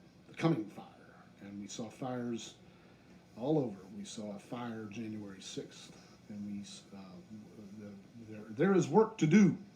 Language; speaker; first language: English; native; English